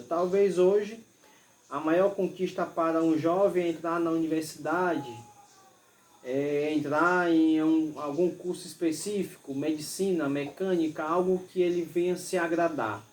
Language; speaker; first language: Portuguese; native; Portuguese